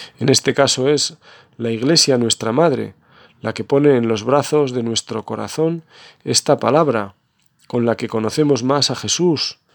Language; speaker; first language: Spanish; native; Spanish